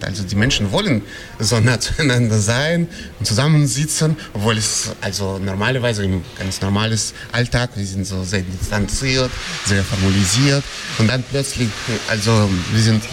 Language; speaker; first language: German; non-native, fluent; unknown